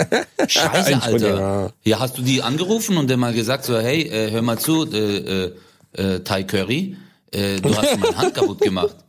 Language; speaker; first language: German; early bilingual, other home language; Turkish